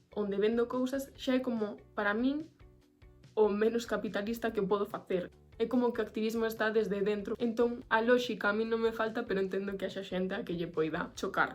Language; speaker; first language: Galician; non-native, local second language; Spanish